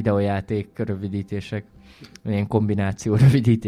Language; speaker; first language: Hungarian; native; Hungarian